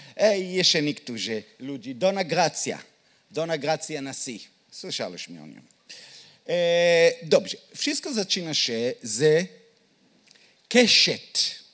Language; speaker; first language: Polish; non-native, learner; Hebrew